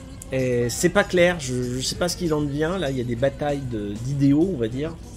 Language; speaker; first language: French; native; French